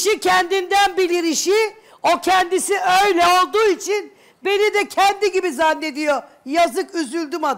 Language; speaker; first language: Turkish; native; Turkish